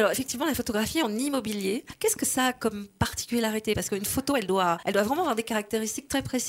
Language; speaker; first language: French; native; French